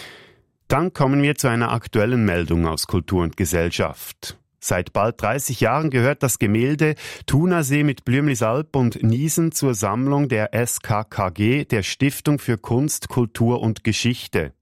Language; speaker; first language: German; native; German